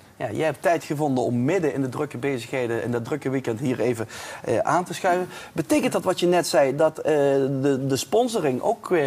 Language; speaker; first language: Dutch; native; Dutch